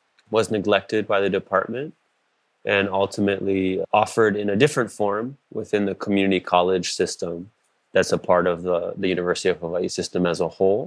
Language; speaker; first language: English; native; English